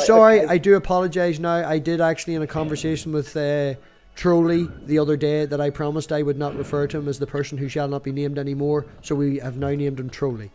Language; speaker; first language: English; native; English